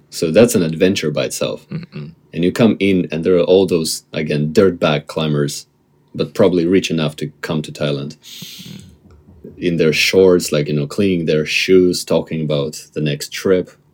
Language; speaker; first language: English; non-native, fluent; Russian